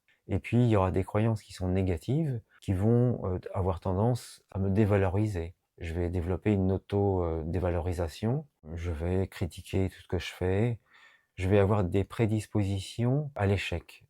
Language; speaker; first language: French; native; French